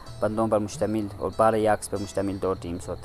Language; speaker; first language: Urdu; non-native, local second language; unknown